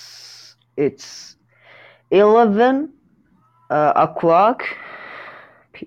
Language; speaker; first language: English; non-native, learner; Persian